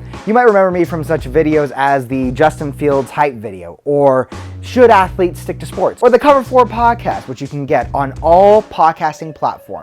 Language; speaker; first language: English; native; English